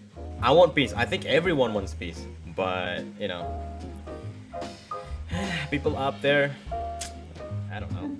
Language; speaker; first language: English; non-native, fluent; Indonesian